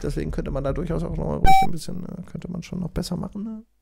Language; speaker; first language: German; native; German